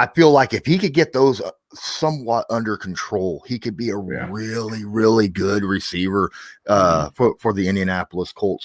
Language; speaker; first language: English; native; English